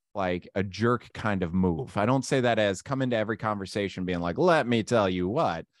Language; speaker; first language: English; native; English